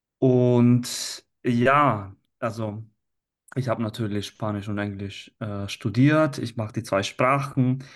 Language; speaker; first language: German; non-native, fluent; Italian